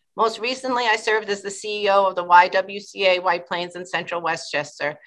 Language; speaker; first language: English; native; English